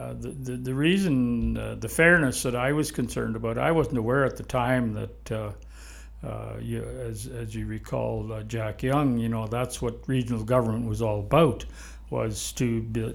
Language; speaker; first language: English; native; English